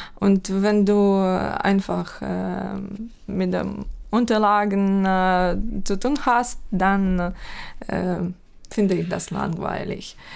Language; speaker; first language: German; non-native, learner; Ukrainian